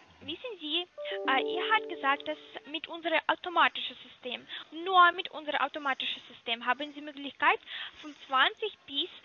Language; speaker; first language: German; non-native, learner; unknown